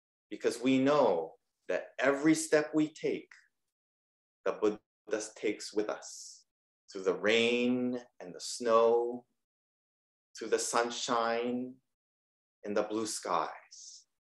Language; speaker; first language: English; early bilingual, other home language; Japanese